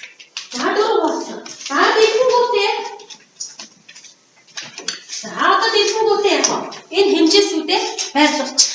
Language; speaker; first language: Mongolian; native; Mongolian